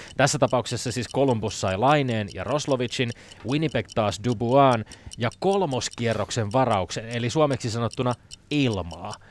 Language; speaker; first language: Finnish; native; Finnish